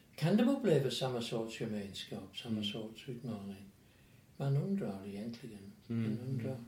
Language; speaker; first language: Swedish; non-native, fluent; English